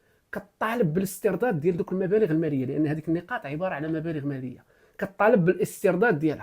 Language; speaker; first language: Arabic; native; Arabic